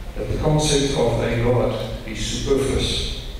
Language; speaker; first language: English; non-native, local second language; Afrikaans